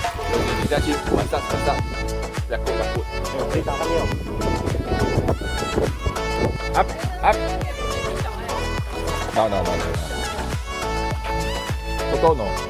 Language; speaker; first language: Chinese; non-native, learner; Thai